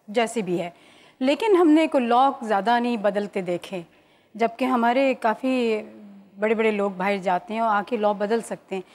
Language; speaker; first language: Urdu; native; Urdu